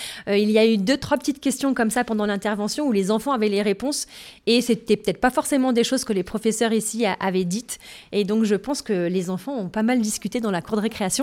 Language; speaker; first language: French; native; French